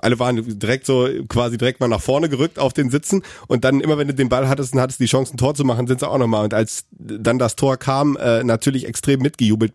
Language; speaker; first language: German; native; German